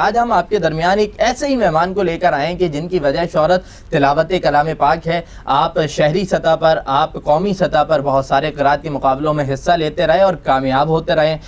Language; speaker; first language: Urdu; native; Urdu